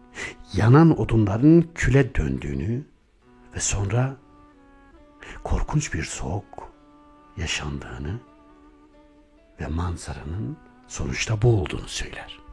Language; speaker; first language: Turkish; native; Turkish